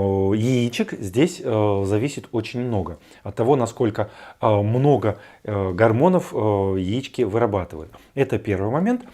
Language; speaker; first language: Russian; native; Russian